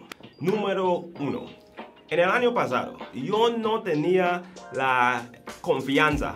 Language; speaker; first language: Spanish; non-native, learner; English